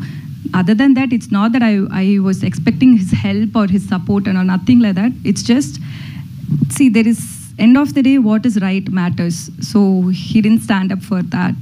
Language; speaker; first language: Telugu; non-native, learner; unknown